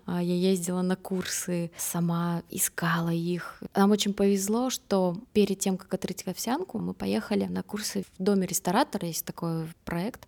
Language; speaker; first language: Russian; native; Russian